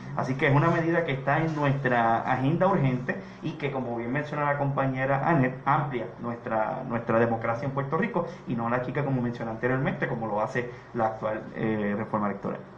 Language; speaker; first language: Spanish; native; Spanish